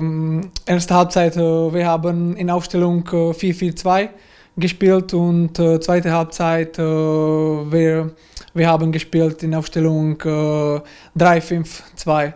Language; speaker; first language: German; non-native, learner; Czech